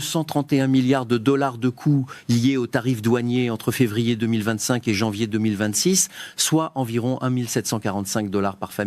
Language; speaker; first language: French; native; French